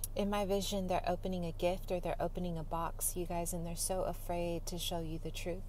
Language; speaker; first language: English; native; English